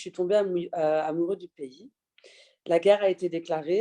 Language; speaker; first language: French; early bilingual, other home language; Persian